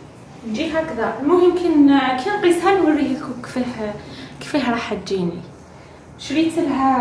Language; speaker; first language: Arabic; native; Arabic